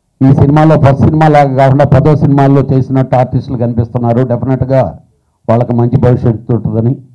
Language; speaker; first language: Telugu; native; Telugu